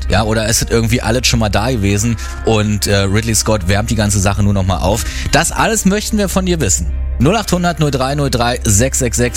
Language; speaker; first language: German; native; German